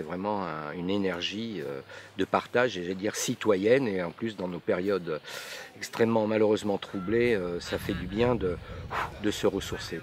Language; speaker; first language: French; native; French